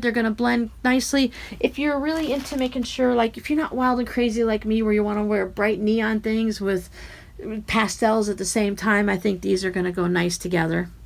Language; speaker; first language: English; native; English